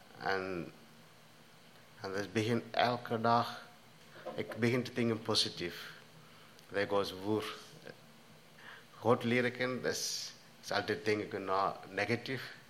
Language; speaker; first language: Dutch; non-native, learner; Tamil